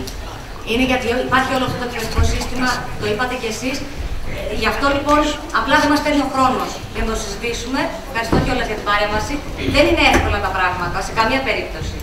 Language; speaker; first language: Greek; native; Greek